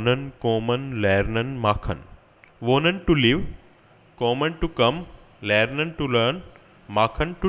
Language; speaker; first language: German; non-native, learner; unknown